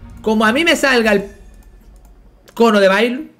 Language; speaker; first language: Spanish; native; Spanish